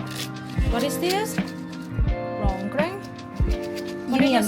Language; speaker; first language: English; non-native, learner; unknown